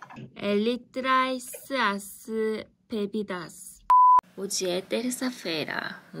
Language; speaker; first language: Portuguese; non-native, learner; Korean